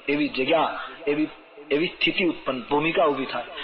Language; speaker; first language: Hindi; non-native, local second language; Gujarati